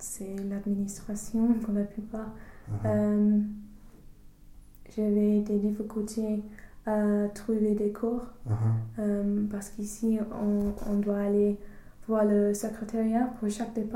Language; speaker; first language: French; non-native, fluent; English